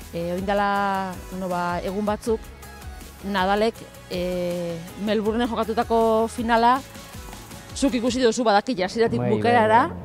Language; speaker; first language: Basque; native; Basque